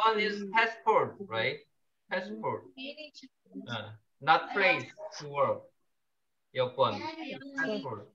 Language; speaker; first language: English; non-native, learner; Korean